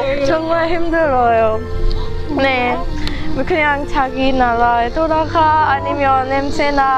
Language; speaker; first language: Korean; non-native, learner; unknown